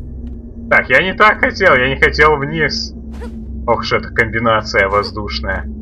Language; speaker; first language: Russian; native; Russian